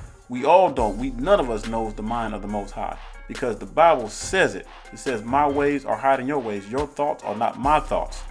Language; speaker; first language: English; native; English